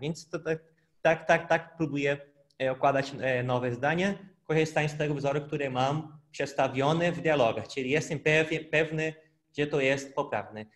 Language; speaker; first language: Polish; non-native, fluent; Portuguese